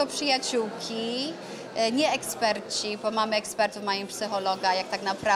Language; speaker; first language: Polish; early bilingual, other home language; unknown